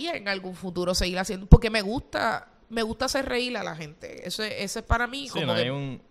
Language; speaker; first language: Spanish; native; Spanish